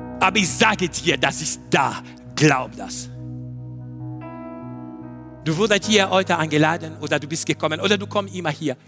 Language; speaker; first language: German; non-native, learner; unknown